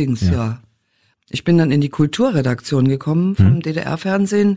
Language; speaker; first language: German; native; German